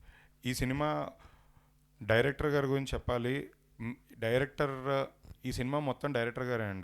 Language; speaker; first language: Telugu; native; Telugu